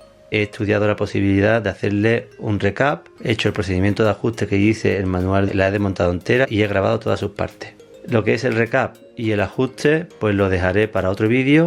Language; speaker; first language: Spanish; native; Spanish